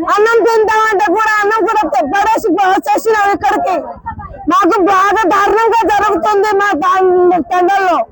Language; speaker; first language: Telugu; non-native, local second language; Lambadi